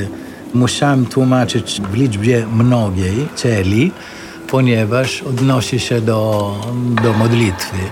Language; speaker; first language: Polish; non-native, fluent; Italian